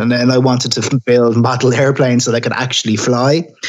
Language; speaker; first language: English; native; English